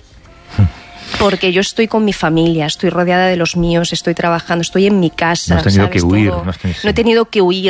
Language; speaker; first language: Spanish; native; Spanish